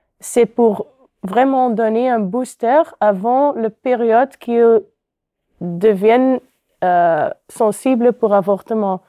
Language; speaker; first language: French; non-native, local second language; Dutch